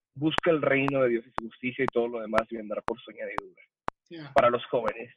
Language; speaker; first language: Spanish; early bilingual, heritage; Spanish